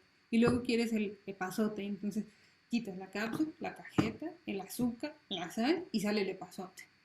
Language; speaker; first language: Spanish; native; Spanish